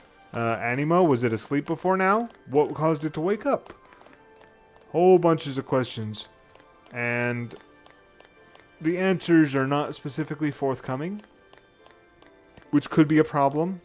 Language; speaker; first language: English; native; English